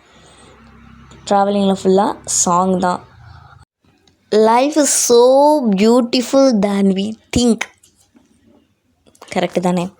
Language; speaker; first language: Tamil; native; Tamil